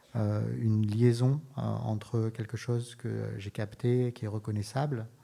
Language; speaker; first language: French; native; French